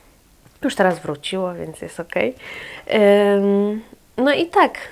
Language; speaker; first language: Polish; native; Polish